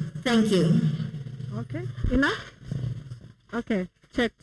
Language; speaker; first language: English; non-native, learner; Indonesian